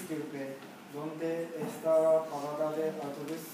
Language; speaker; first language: Spanish; non-native, learner; Japanese